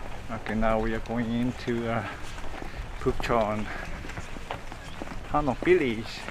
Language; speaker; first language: English; non-native, fluent; Korean